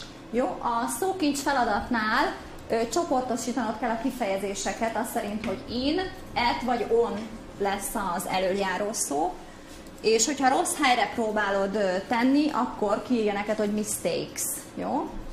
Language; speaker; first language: Hungarian; native; Hungarian